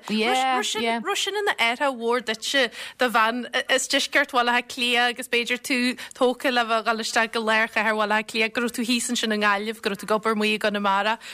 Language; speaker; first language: Irish; native; Irish